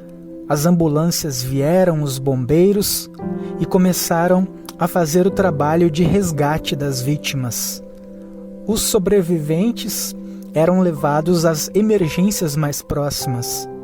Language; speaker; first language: Portuguese; native; Portuguese